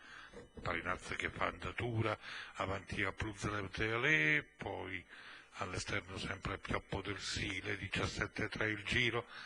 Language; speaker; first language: Italian; native; Italian